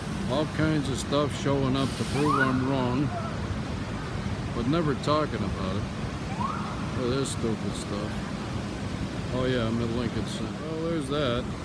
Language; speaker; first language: English; native; English